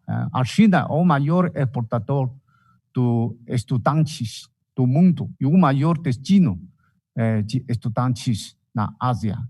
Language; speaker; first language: Portuguese; non-native, fluent; Chinese